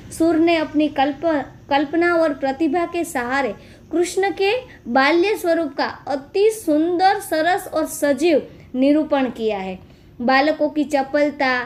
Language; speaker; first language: Hindi; non-native, local second language; Gujarati